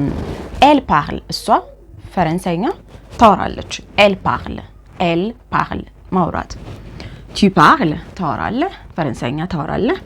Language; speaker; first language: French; non-native, fluent; Amharic